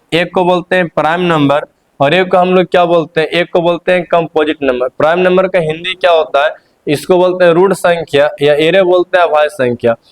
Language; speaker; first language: Hindi; native; Hindi